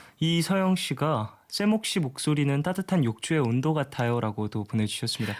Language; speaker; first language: Korean; native; Korean